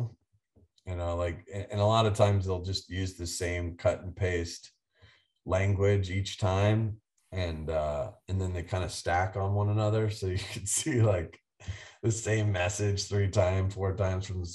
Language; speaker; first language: English; native; English